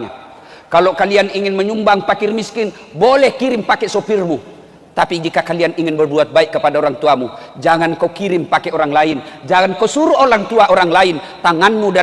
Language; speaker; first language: Indonesian; non-native, local second language; Buginese